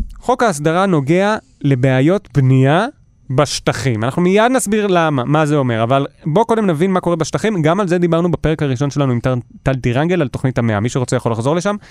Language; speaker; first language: Hebrew; native; Hebrew